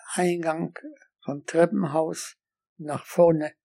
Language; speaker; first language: German; non-native, fluent; Polish